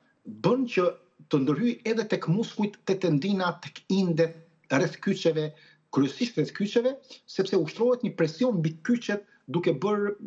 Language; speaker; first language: Albanian; native; Albanian